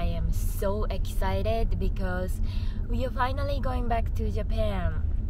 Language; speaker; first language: English; non-native, fluent; Japanese